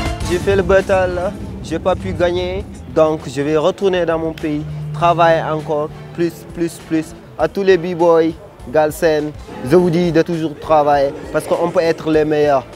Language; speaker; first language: French; non-native, local second language; Wolof